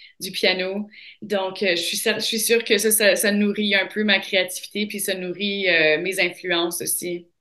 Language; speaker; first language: French; native; French